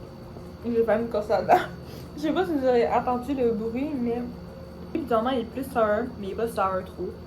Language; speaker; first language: French; native; French